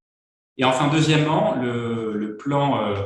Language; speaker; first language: French; native; French